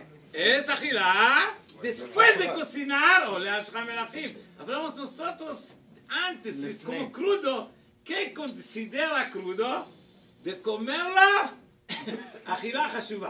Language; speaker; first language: Spanish; non-native, learner; Hebrew